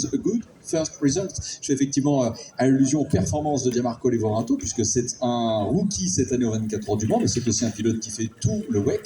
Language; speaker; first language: French; native; French